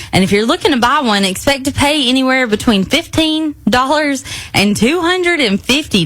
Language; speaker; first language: English; native; English